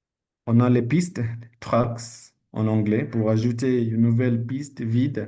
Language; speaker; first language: French; non-native, learner; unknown